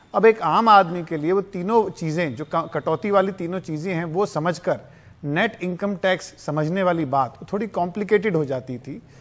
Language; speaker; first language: Hindi; native; Hindi